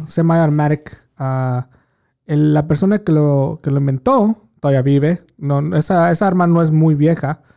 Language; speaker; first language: Spanish; early bilingual, heritage; Spanish